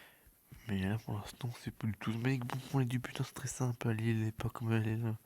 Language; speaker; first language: French; native; French